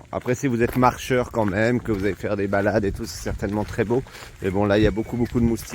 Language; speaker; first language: French; native; French